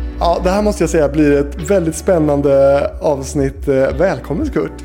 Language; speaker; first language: Swedish; native; Swedish